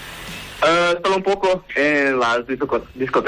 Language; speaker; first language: Spanish; non-native, learner; Portuguese